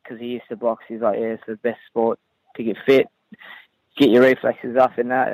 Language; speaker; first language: English; native; English